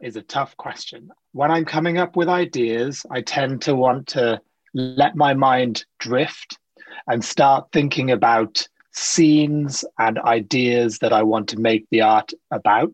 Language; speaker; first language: English; native; English